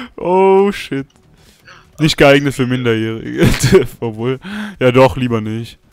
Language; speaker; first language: German; early bilingual, other home language; Russian